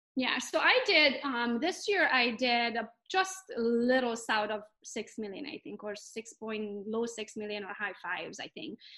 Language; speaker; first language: English; non-native, fluent; Romanian